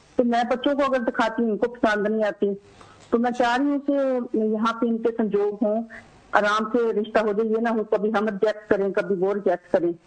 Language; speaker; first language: Urdu; native; Urdu